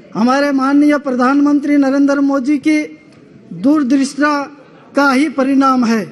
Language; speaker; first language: Hindi; native; Hindi